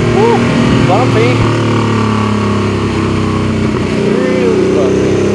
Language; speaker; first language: English; native; English